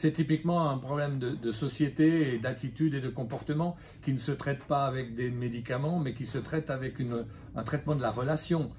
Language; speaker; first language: French; native; French